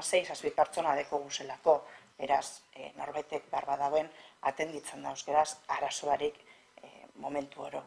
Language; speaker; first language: Basque; native; Basque